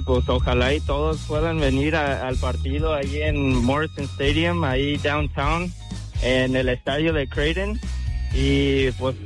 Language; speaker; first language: Spanish; early bilingual, heritage; Spanish